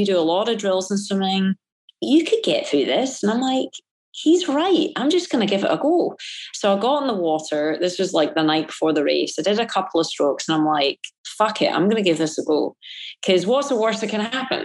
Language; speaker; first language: English; native; English